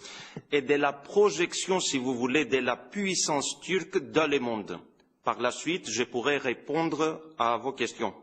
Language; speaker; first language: French; non-native, fluent; Greek